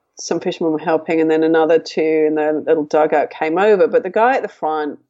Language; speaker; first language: English; native; English